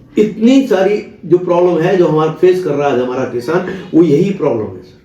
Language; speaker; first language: Hindi; non-native, local second language; Marathi